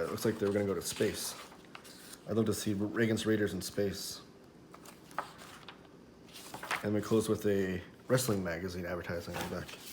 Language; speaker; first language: English; native; English